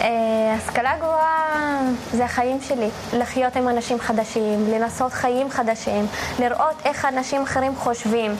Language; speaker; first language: Hebrew; non-native, local second language; Arabic